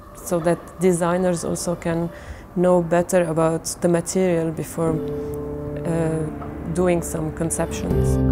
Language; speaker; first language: English; non-native, fluent; Arabic